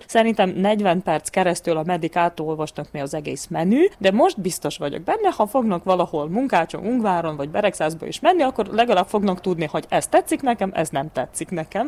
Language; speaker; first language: Hungarian; non-native, local second language; Ukrainian